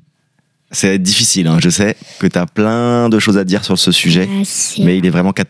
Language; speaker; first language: French; native; French